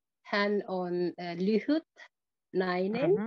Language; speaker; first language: Finnish; non-native, learner; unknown